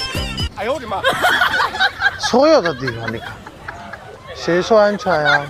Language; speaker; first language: Chinese; non-native, fluent; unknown